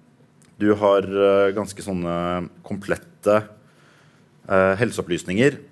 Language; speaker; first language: Norwegian; native; Norwegian